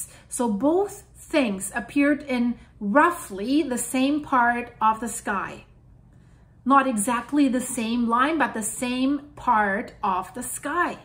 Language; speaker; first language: English; non-native, fluent; German